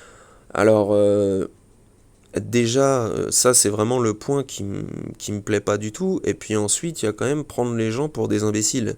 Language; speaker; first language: French; native; French